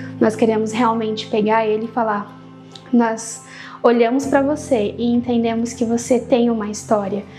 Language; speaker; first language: Portuguese; native; Portuguese